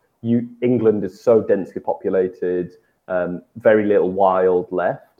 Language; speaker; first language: English; native; English